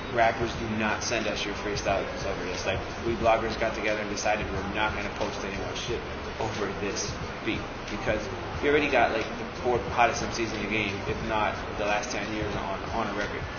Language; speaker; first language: English; native; English